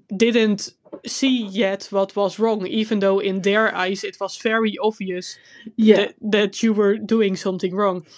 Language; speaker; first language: English; non-native, fluent; Dutch